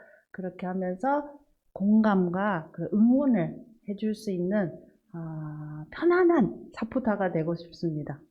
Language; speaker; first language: Korean; non-native, fluent; Japanese